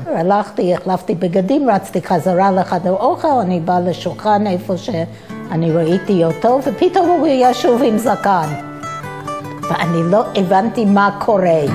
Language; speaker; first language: Hebrew; non-native, fluent; English